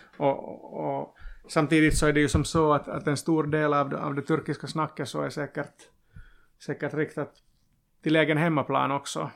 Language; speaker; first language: Swedish; non-native, local second language; Finnish